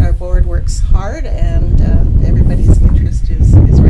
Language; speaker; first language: English; native; English